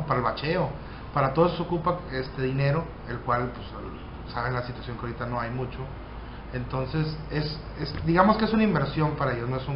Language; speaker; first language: Spanish; native; Spanish